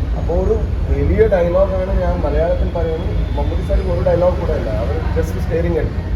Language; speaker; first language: Malayalam; non-native, learner; Kannada